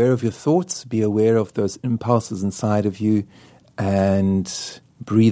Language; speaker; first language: English; native; English